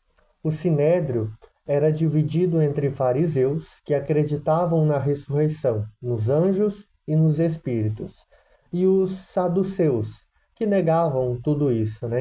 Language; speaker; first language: Portuguese; native; Portuguese